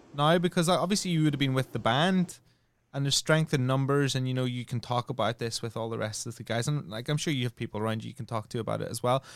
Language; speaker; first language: English; native; English